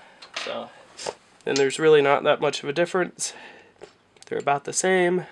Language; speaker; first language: English; native; English